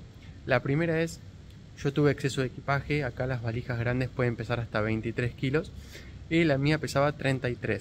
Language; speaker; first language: Spanish; native; Spanish